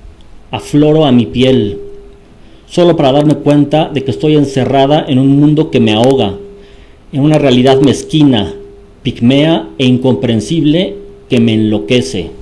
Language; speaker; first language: Spanish; native; Spanish